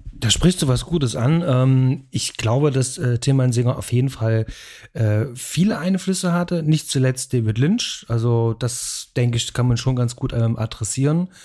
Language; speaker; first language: German; native; German